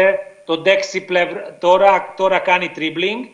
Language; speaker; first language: Greek; non-native, learner; Hungarian